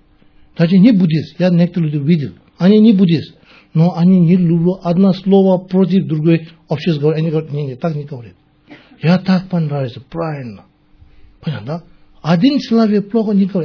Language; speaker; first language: Russian; non-native, learner; Tibetan